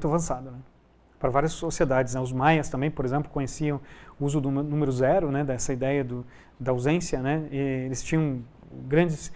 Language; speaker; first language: Portuguese; native; Portuguese